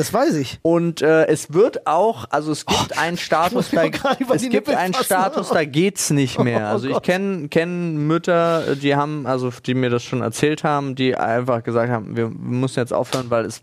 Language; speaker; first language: German; native; German